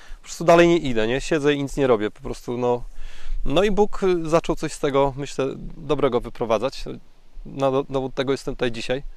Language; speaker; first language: Polish; native; Polish